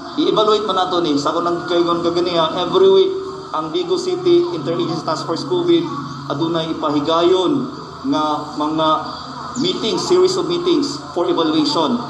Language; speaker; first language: Cebuano; native; Cebuano